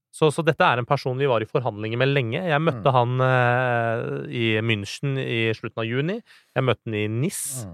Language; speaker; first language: Norwegian; early bilingual, other home language; Persian